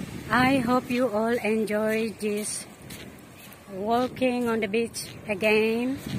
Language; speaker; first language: English; non-native, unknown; Indonesian